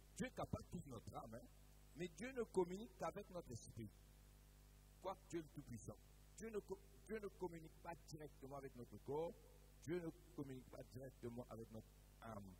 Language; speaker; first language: French; non-native, local second language; Morisyen